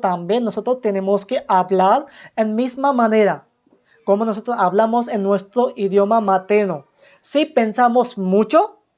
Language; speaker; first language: Spanish; non-native, fluent; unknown